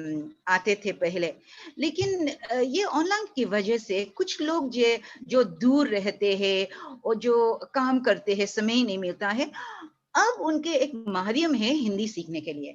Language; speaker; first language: Hindi; non-native, fluent; English